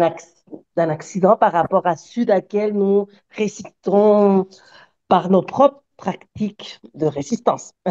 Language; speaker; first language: French; non-native, fluent; Spanish